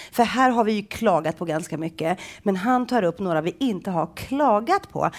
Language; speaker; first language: Swedish; early bilingual, other home language; Greek